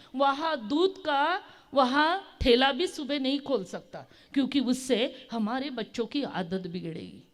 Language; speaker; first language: Hindi; non-native, local second language; Marathi